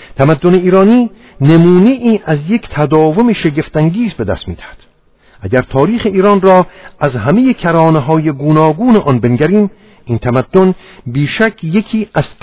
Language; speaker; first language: Persian; non-native, local second language; Armenian